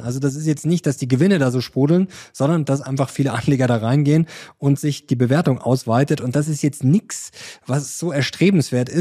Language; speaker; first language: German; native; German